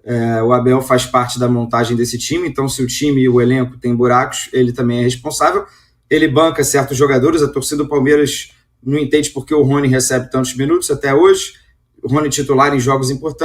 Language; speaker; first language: Portuguese; native; Portuguese